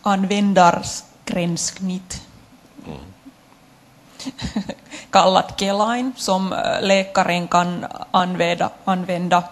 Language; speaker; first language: Swedish; non-native, local second language; Finnish